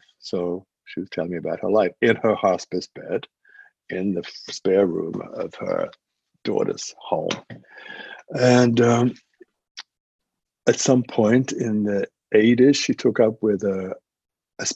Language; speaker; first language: English; native; English